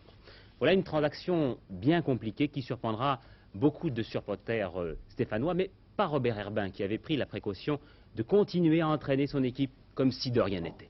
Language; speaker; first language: French; native; French